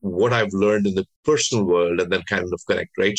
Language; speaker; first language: English; non-native, local second language; Bangla